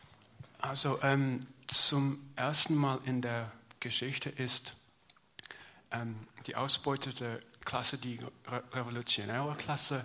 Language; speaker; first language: German; non-native, learner; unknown